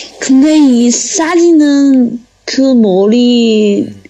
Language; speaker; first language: Korean; non-native, learner; Chinese